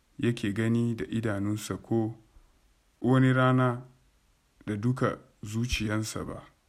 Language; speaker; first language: Hausa; non-native, local second language; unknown